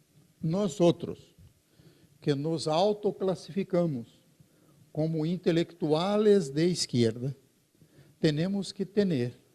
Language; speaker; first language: Spanish; non-native, fluent; Portuguese